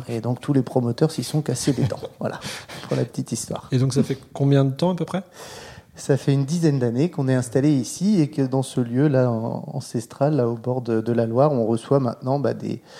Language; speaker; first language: French; native; French